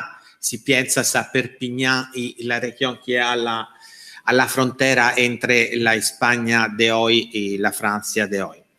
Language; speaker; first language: Spanish; non-native, fluent; Italian